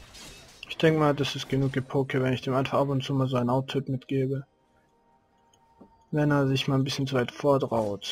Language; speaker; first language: German; native; German